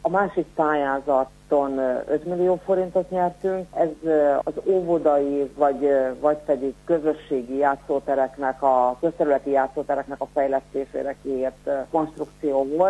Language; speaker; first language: Hungarian; native; Hungarian